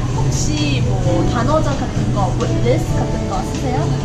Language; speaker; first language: Korean; non-native, fluent; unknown